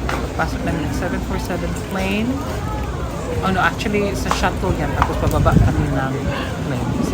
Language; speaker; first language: Filipino; native; Filipino